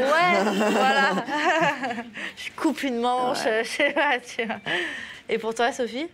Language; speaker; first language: French; native; French